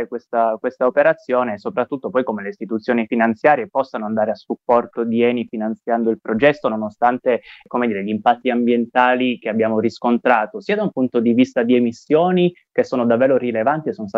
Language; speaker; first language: Italian; native; Italian